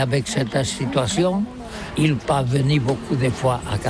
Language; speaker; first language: French; non-native, learner; Catalan